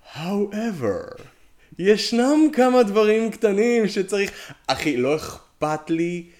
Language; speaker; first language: Hebrew; native; Hebrew